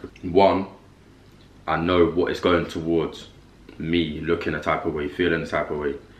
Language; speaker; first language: English; native; English